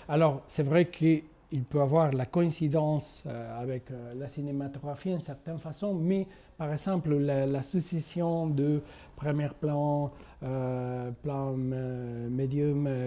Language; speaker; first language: French; non-native, fluent; Spanish